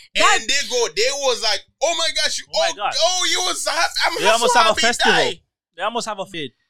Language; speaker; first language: English; non-native, fluent; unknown